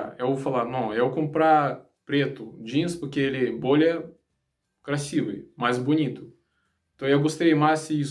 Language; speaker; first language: Portuguese; non-native, learner; Russian